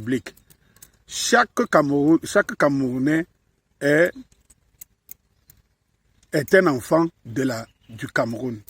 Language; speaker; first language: French; native; French